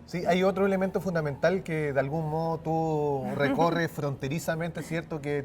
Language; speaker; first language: Spanish; native; Spanish